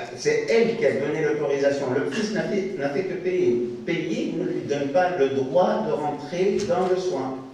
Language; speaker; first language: French; non-native, local second language; Arabic